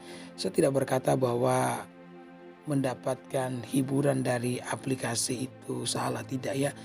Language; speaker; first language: Indonesian; native; Indonesian